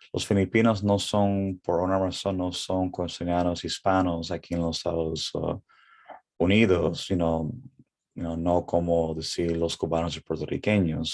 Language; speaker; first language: Spanish; early bilingual, heritage; English